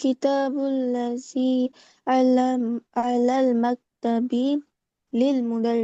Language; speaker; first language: Arabic; non-native, learner; Bangla